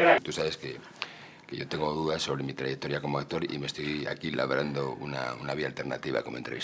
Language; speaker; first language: Spanish; native; Spanish